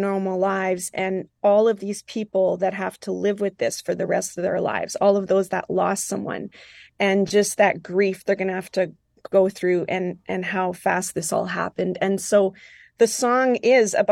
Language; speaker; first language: English; non-native, fluent; French